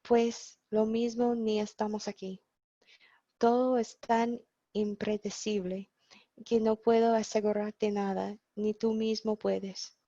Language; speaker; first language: Spanish; non-native, fluent; English